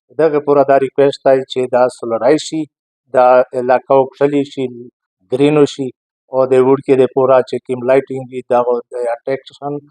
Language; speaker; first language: Pashto; native; Pashto